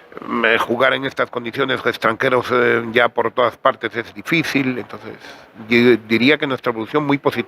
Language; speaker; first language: Spanish; native; Spanish